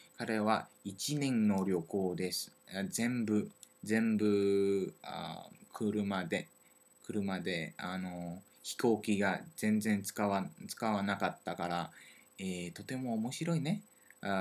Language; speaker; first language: Japanese; non-native, learner; French